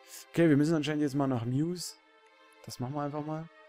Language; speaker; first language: German; native; German